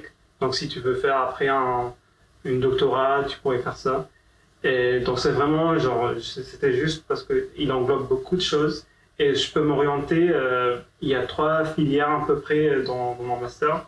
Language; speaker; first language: French; non-native, fluent; Arabic